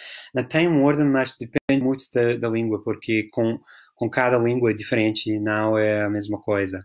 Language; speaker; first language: Portuguese; non-native, fluent; English